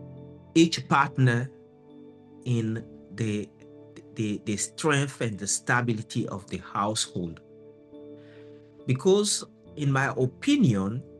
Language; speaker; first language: English; non-native, fluent; French